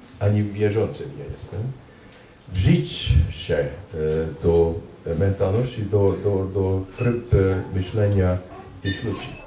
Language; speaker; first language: Polish; non-native, fluent; Hungarian